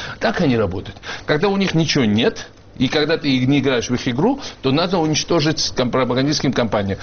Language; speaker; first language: Russian; non-native, local second language; Georgian